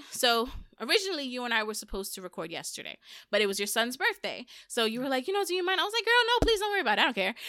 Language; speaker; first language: English; early bilingual, other home language; Spanish